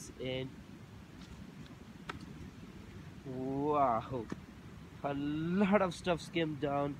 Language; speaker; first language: English; non-native, local second language; Urdu